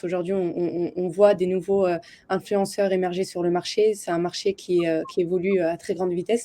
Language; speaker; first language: French; native; French